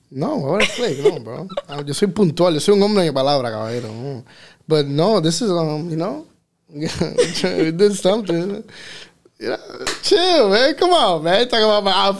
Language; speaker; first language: English; early bilingual, other home language; Spanish